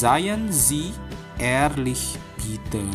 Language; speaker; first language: German; non-native, fluent; Indonesian